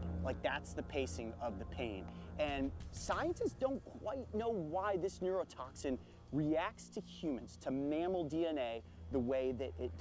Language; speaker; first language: English; native; English